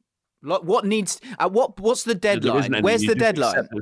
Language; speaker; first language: English; native; English